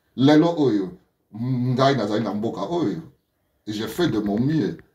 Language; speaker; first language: French; non-native, local second language; Lingala